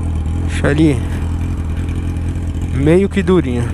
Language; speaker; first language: Portuguese; native; Portuguese